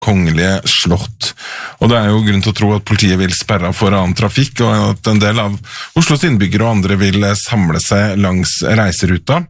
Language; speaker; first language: Norwegian; native; Norwegian